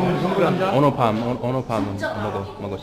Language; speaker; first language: Korean; non-native, learner; English